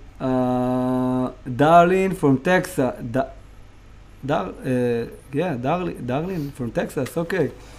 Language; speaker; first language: English; non-native, fluent; Hebrew